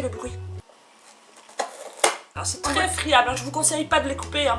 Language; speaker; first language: French; native; French